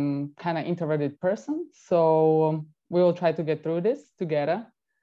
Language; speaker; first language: English; non-native, fluent; Slovak